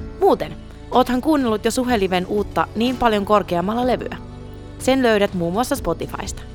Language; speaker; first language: Finnish; native; Finnish